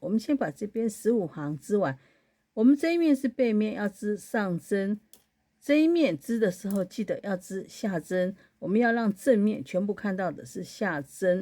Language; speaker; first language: Chinese; native; Chinese